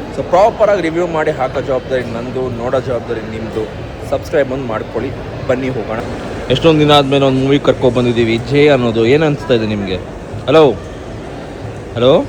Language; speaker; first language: Kannada; non-native, local second language; Tulu